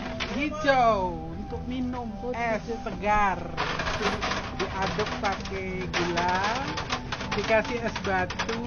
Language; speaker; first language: Indonesian; non-native, local second language; Banjar